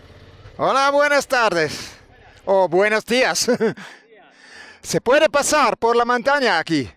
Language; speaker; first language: Spanish; non-native, learner; German